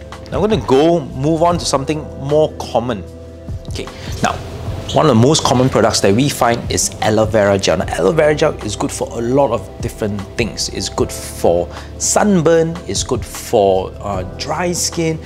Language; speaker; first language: English; non-native, local second language; Malay